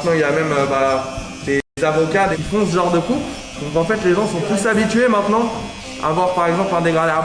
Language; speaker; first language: French; native; French